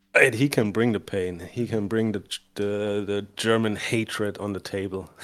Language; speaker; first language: English; non-native, fluent; German